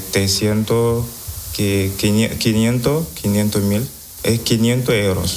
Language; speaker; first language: Spanish; non-native, learner; Wolof